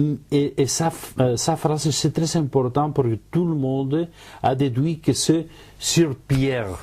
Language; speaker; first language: French; non-native, learner; Catalan